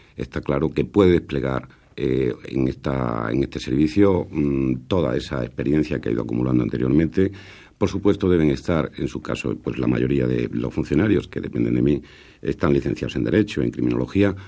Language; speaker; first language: Spanish; native; Spanish